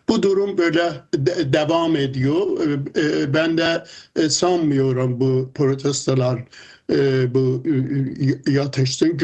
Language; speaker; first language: Turkish; non-native, fluent; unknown